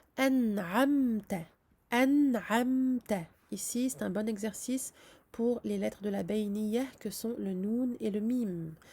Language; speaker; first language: French; native; French